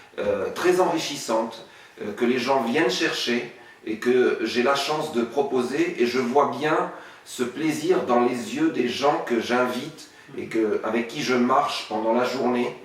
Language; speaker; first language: French; non-native, local second language; Arabic